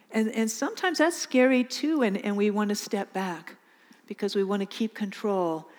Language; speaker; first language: English; native; English